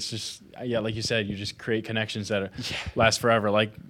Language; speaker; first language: English; native; English